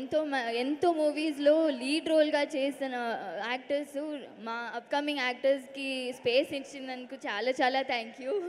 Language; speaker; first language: Telugu; non-native, learner; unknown